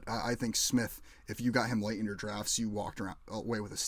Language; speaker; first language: English; native; English